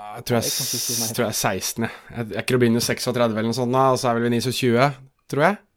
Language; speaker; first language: Norwegian; native; Norwegian